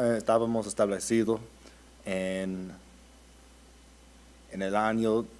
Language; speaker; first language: Spanish; early bilingual, heritage; Spanish